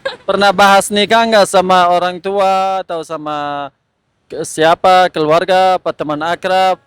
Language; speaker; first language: Indonesian; non-native, fluent; Persian